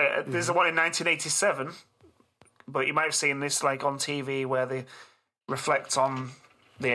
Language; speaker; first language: English; native; English